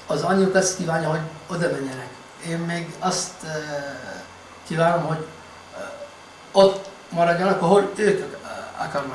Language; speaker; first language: Hungarian; non-native, fluent; Arabic